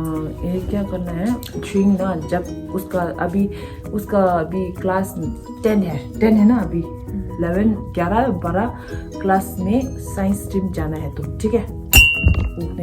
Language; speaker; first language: Hindi; non-native, local second language; Tibetan